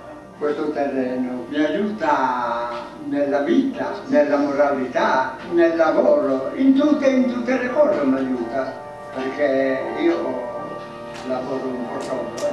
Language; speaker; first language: Italian; non-native, local second language; Sardinian